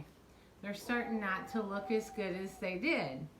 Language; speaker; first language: English; native; English